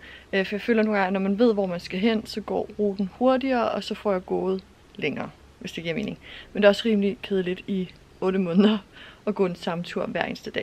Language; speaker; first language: Danish; native; Danish